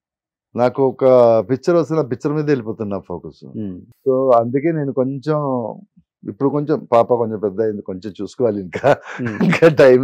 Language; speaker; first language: Telugu; non-native, local second language; Malayalam